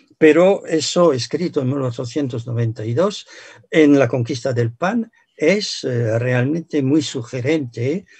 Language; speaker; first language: Spanish; non-native, fluent; French